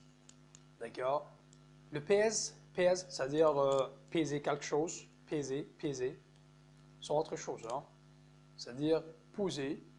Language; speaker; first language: French; non-native, fluent; Arabic